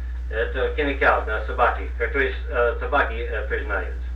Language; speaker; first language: Russian; non-native, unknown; English